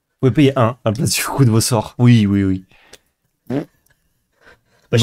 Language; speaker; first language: French; native; French